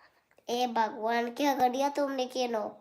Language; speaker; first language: Hindi; non-native, local second language; Kok Borok